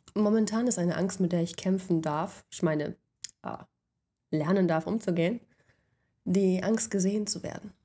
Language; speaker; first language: German; native; German